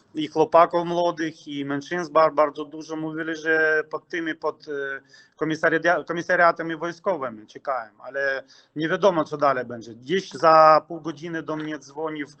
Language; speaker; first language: Polish; early bilingual, heritage; Ukrainian